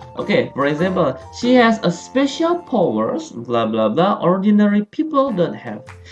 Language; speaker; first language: English; non-native, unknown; Indonesian